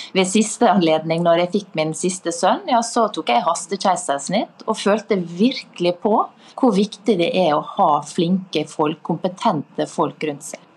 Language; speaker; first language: Norwegian; native; Norwegian